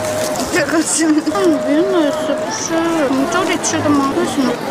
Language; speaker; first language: Chinese; non-native, learner; Korean